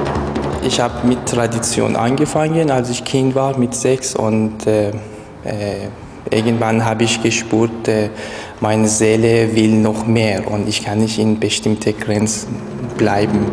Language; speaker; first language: German; non-native, learner; Persian